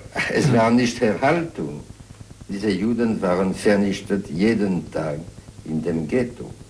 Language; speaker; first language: German; non-native, fluent; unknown